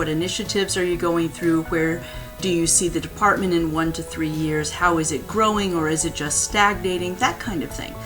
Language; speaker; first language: English; native; English